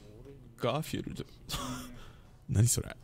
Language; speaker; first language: Japanese; non-native, learner; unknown